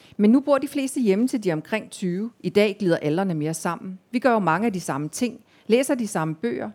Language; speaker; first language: Danish; native; Danish